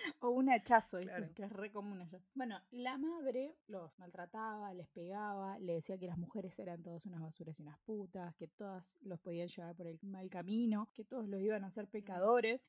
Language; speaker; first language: Spanish; native; Spanish